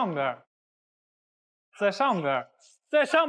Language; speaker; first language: Chinese; native; Chinese